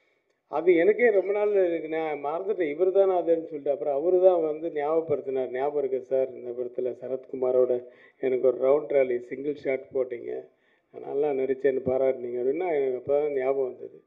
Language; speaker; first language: Tamil; native; Tamil